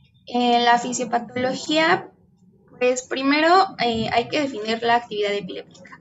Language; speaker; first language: Spanish; native; Spanish